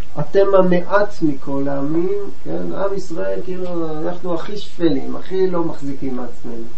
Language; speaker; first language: Hebrew; native; Hebrew